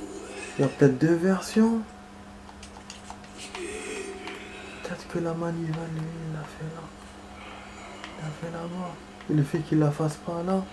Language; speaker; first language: French; native; French